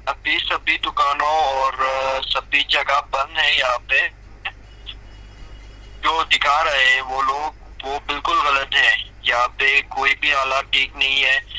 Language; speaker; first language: Hindi; non-native, fluent; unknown